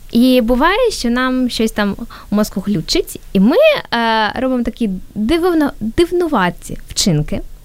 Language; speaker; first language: Ukrainian; native; Ukrainian